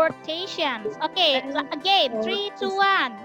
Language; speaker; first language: English; non-native, fluent; Indonesian